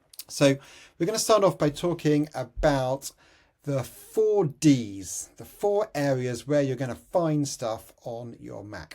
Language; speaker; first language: English; native; English